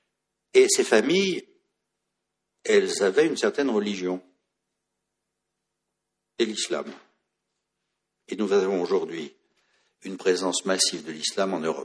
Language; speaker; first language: French; native; French